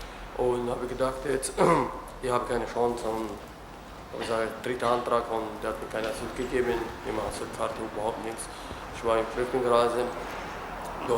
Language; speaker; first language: German; non-native, learner; Romany